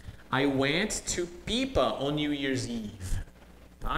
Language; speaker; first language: English; non-native, fluent; Portuguese